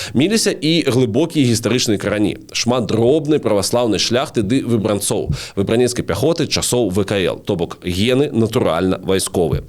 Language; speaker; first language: Belarusian; non-native, local second language; Russian